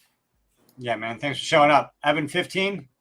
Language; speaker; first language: English; native; English